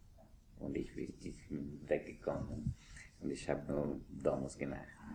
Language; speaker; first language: German; non-native, fluent; Italian